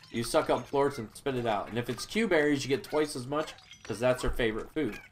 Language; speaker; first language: English; native; English